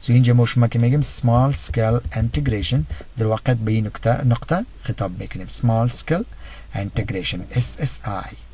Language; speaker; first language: Persian; native; Persian